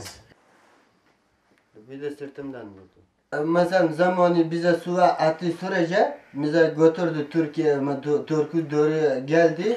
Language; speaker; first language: Turkish; non-native, learner; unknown